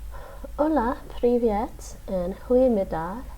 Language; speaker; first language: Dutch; non-native, learner; English